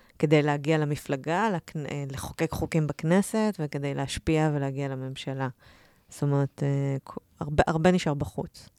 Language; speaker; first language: Hebrew; native; Hebrew